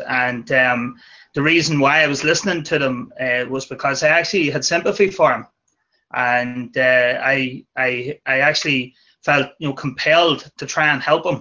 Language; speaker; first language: English; native; English